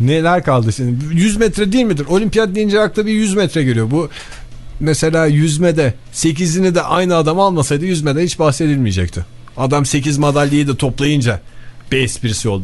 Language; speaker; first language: Turkish; native; Turkish